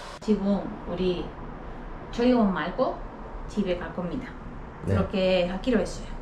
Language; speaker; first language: Korean; non-native, learner; Spanish